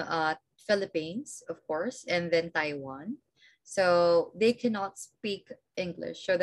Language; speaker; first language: English; non-native, local second language; Filipino